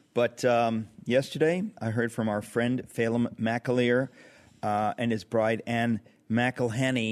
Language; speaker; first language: English; native; English